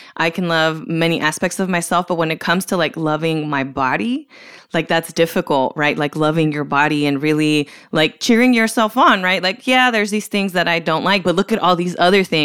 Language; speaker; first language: English; early bilingual, other home language; Spanish